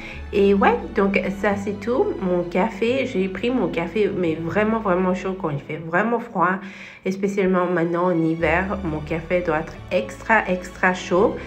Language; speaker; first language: French; non-native, fluent; Spanish